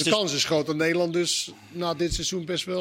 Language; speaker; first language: Dutch; non-native, fluent; Danish